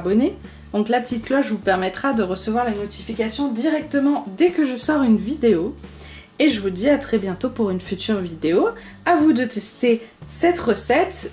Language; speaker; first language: French; native; French